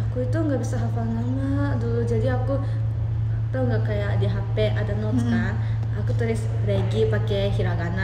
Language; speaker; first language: Indonesian; early bilingual, heritage; Japanese